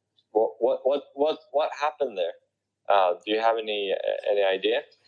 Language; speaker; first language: English; native; English